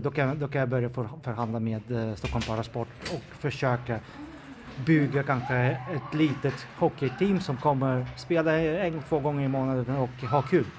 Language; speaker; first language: Swedish; non-native, fluent; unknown